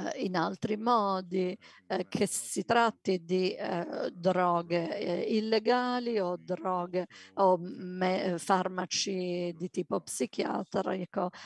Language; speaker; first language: Italian; non-native, fluent; Dutch